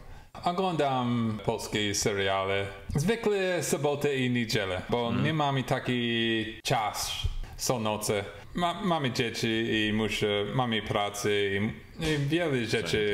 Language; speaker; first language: Polish; non-native, learner; English